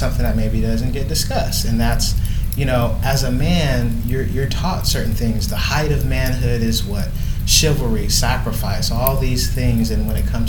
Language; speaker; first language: English; native; English